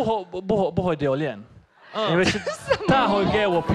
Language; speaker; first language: Chinese; non-native, fluent; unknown